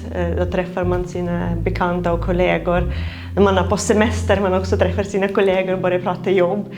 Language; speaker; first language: Swedish; non-native, fluent; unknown